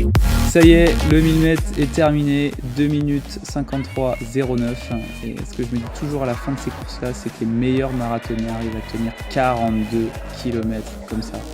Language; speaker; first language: French; native; French